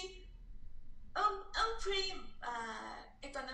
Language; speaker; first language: French; non-native, learner; Spanish